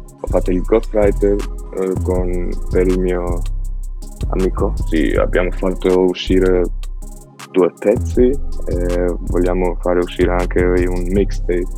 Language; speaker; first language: Italian; non-native, learner; Albanian